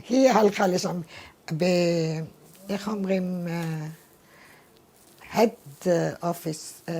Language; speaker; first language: Hebrew; non-native, fluent; Arabic